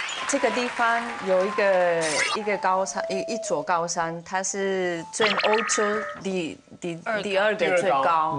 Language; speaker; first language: Chinese; non-native, fluent; Spanish